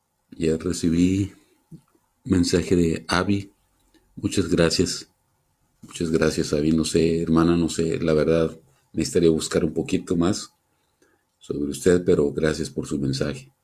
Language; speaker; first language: Spanish; native; Spanish